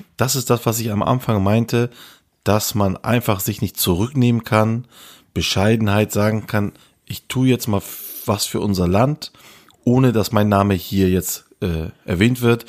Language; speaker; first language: German; early bilingual, other home language; Turkish